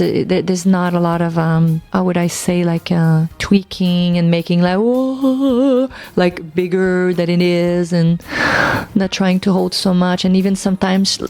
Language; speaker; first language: English; non-native, local second language; French